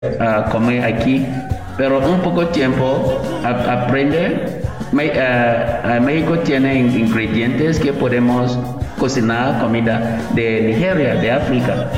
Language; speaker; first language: Spanish; non-native, learner; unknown